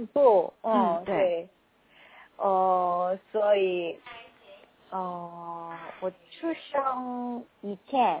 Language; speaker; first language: Chinese; non-native, learner; Korean